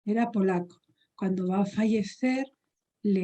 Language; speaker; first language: Spanish; native; Spanish